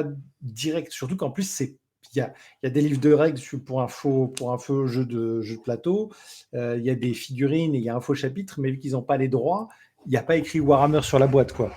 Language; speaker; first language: French; native; French